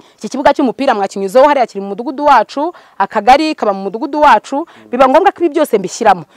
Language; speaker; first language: Kinyarwanda; native; Kinyarwanda